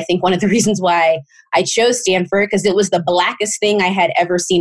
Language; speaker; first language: English; native; English